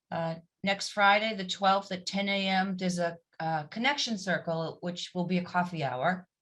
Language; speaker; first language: English; native; English